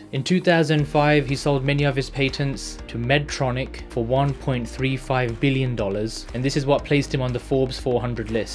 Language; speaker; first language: English; native; English